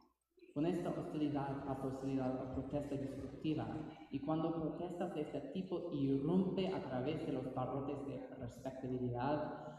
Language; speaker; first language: Spanish; non-native, fluent; English